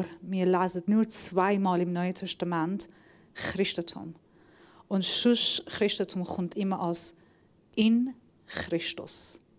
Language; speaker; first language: German; non-native, fluent; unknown